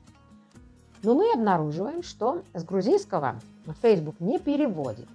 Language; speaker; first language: Russian; non-native, local second language; Georgian